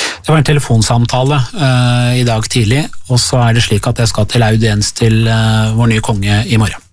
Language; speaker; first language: Norwegian; native; Norwegian